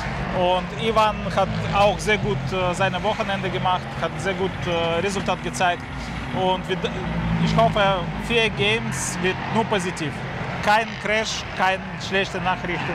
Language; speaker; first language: German; non-native, learner; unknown